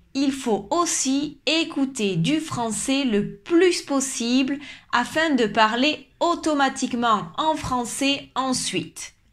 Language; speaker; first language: French; native; French